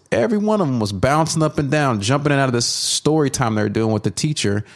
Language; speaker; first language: English; native; English